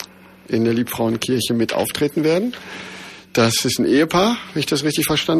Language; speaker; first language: German; native; German